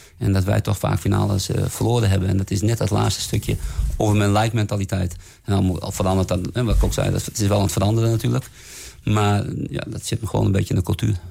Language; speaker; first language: Dutch; native; Dutch